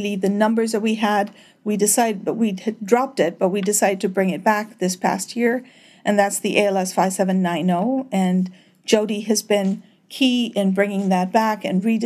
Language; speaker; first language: English; native; English